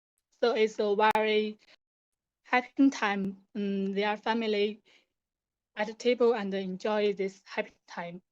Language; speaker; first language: English; non-native, learner; Chinese